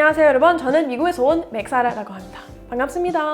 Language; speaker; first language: Korean; non-native, fluent; English